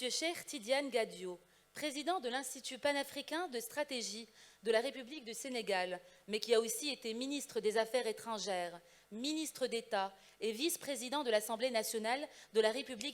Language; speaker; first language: French; non-native, local second language; Arabic